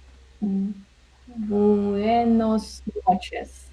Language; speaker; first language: Spanish; non-native, learner; Russian